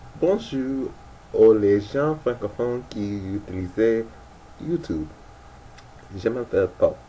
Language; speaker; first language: French; non-native, learner; English